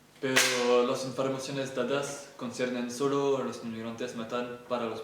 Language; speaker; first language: Spanish; non-native, learner; French